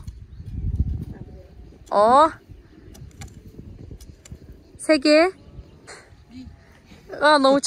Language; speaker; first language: Korean; non-native, fluent; Turkish